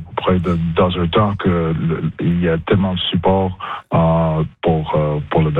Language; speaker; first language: French; non-native, local second language; English